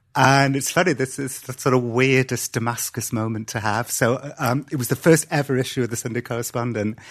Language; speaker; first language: English; native; English